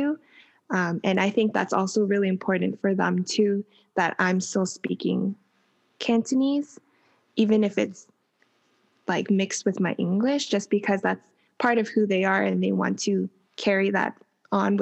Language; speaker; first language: English; native; English